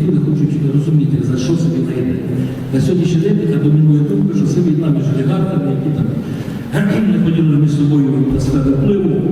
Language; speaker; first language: Ukrainian; native; Ukrainian